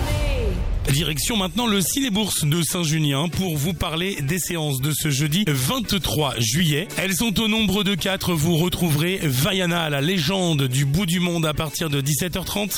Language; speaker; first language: French; native; French